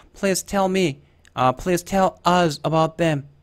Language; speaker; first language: English; non-native, fluent; Korean